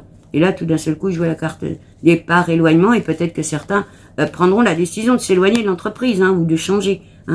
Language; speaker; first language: French; native; French